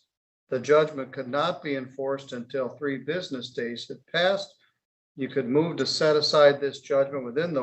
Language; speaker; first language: English; native; English